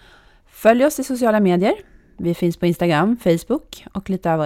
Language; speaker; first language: Swedish; native; Swedish